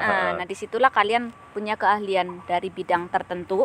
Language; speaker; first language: Indonesian; native; Indonesian